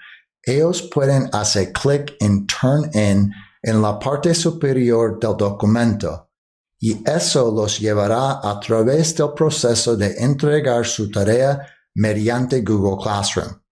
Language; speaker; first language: Spanish; non-native, fluent; English